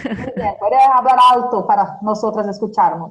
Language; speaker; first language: Spanish; non-native, fluent; Portuguese